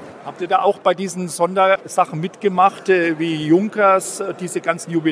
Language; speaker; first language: German; native; German